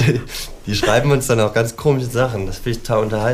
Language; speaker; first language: German; native; German